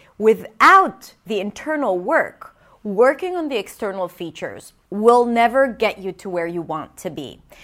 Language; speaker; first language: English; non-native, fluent; Hebrew